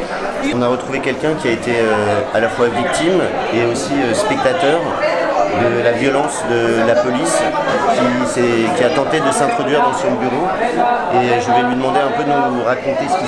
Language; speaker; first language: French; native; French